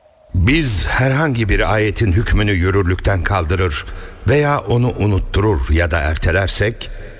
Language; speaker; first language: Turkish; native; Turkish